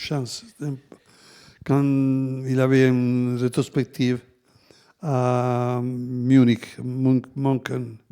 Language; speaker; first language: French; non-native, fluent; Italian